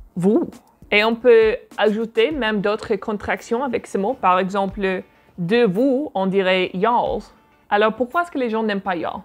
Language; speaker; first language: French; non-native, fluent; English